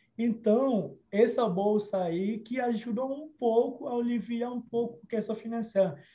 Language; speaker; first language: Portuguese; non-native, fluent; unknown